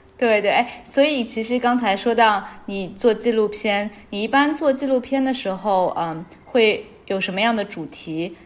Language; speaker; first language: Chinese; native; Chinese